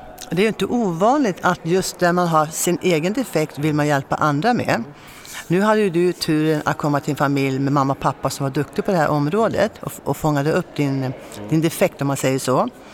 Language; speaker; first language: Swedish; native; Swedish